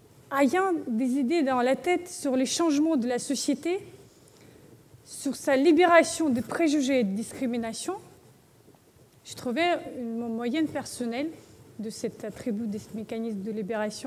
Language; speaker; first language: French; non-native, learner; Russian